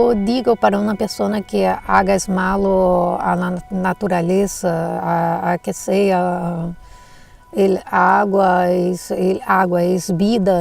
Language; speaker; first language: Spanish; non-native, learner; Portuguese